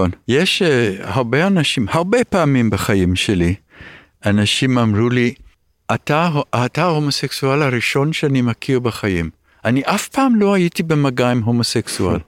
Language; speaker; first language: Hebrew; early bilingual, other home language; English